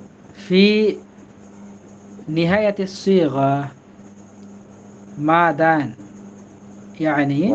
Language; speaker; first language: Arabic; non-native, fluent; Bangla